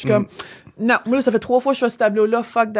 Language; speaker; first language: French; native; French